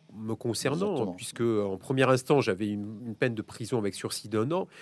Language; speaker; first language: French; native; French